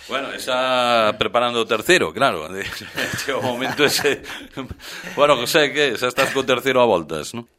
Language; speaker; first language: Galician; native; Galician